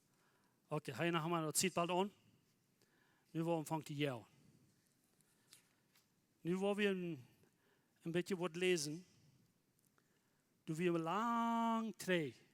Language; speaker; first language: German; non-native, learner; Plautdietsch